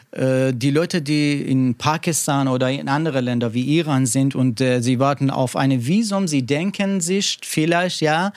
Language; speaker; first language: German; non-native, learner; Persian